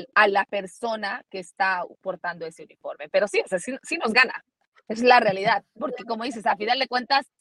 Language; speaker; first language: Spanish; early bilingual, heritage; Spanish